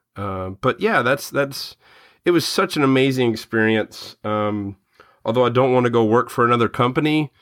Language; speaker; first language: English; native; English